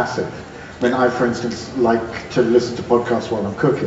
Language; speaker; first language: English; native; English